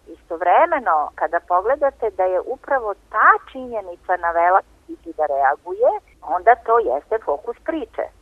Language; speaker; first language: Serbian; native; Serbian